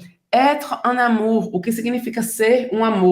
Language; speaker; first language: Portuguese; native; Portuguese